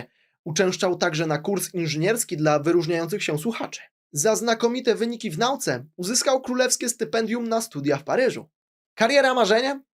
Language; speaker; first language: Polish; native; Polish